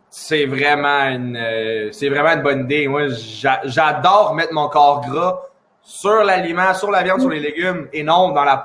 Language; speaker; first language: French; native; French